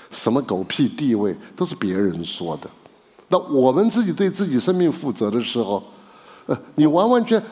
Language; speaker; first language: Chinese; native; Chinese